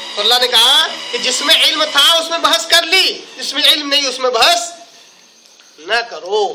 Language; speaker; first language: Urdu; native; Urdu